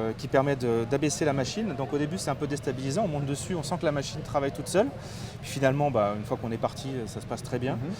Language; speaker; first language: French; native; French